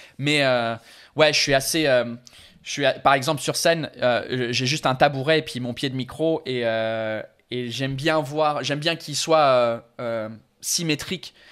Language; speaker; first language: French; non-native, fluent; English